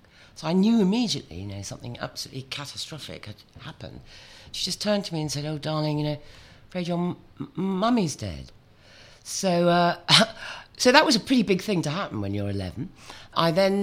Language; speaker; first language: English; native; English